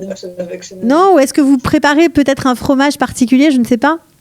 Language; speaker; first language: French; native; French